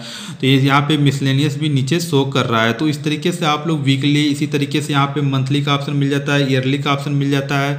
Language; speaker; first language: Hindi; native; Hindi